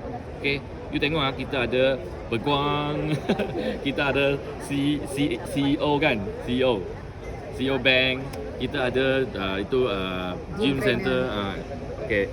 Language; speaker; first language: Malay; non-native, local second language; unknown